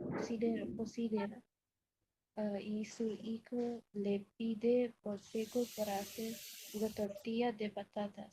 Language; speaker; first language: Spanish; non-native, learner; Bangla